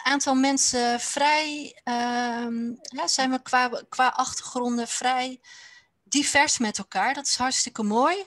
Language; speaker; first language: Dutch; native; Dutch